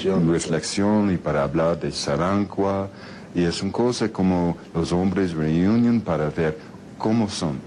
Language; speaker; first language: Spanish; non-native, fluent; English